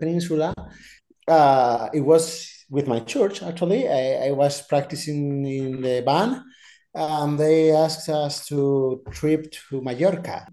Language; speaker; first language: English; non-native, fluent; Spanish